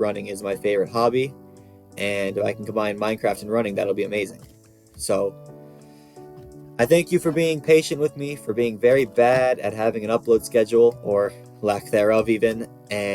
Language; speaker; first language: English; native; English